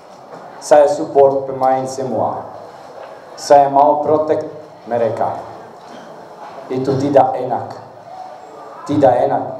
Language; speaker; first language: Indonesian; non-native, learner; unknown